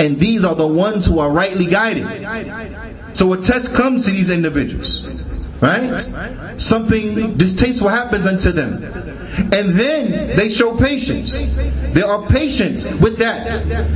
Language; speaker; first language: English; native; English